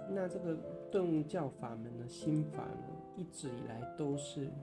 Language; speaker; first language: Chinese; native; Chinese